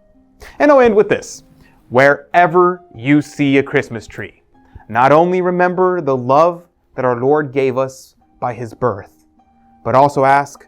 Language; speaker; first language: English; native; English